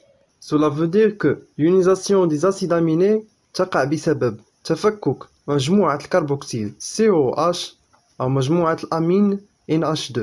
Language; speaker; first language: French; non-native, local second language; Arabic